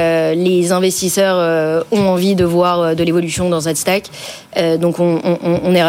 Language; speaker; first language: French; native; French